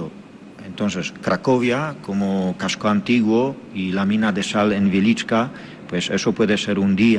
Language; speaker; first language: Spanish; non-native, fluent; Polish